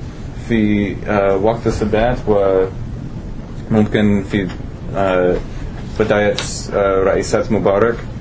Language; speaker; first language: Arabic; non-native, learner; English